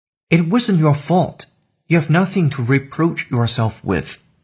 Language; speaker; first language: English; non-native, fluent; Chinese